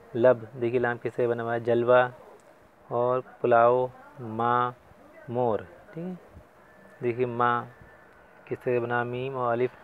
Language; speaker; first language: Hindi; native; Hindi